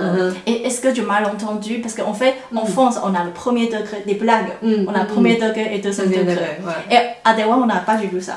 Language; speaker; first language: French; non-native, fluent; Chinese